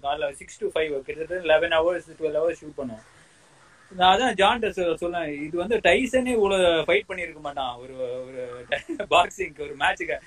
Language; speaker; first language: Tamil; native; Tamil